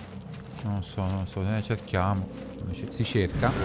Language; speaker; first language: Italian; native; Italian